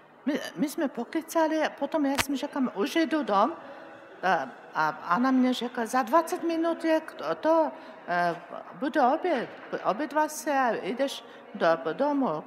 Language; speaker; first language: Czech; non-native, learner; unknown